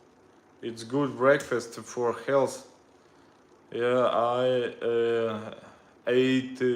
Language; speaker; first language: English; non-native, learner; Russian